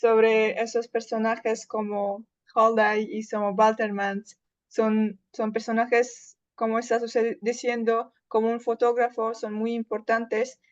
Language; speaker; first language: Spanish; non-native, fluent; Russian